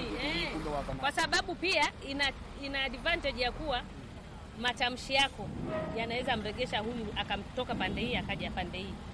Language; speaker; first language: Swahili; native; Swahili